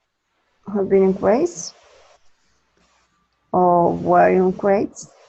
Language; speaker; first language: English; non-native, learner; Spanish